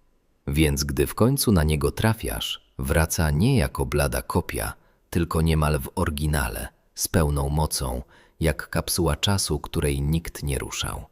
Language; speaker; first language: Polish; native; Polish